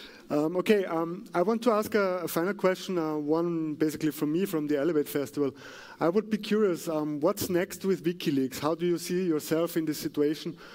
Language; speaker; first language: English; non-native, fluent; German